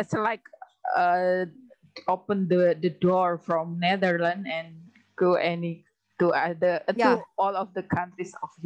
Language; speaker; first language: English; non-native, learner; Indonesian